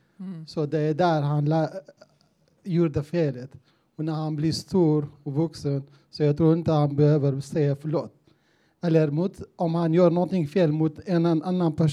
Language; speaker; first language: Swedish; non-native, learner; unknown